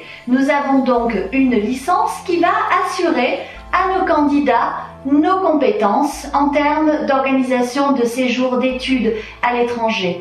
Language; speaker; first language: French; native; French